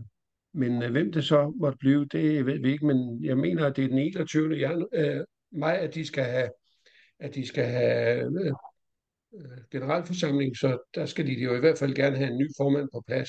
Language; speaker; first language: Danish; native; Danish